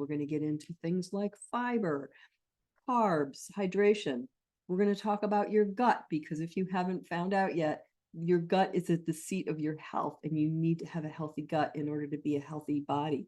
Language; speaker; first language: English; native; English